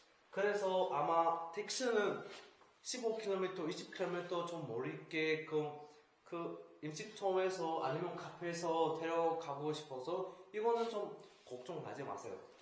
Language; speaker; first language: Korean; non-native, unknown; Uzbek